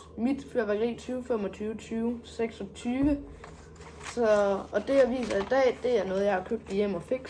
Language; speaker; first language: Danish; native; Danish